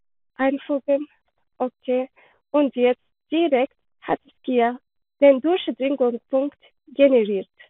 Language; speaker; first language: German; non-native, learner; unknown